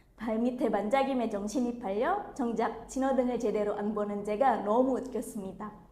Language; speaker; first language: Korean; non-native, fluent; Indonesian